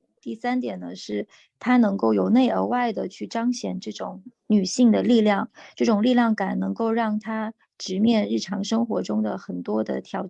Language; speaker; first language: Chinese; native; Chinese